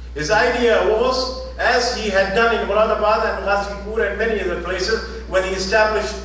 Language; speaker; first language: English; non-native, local second language; Urdu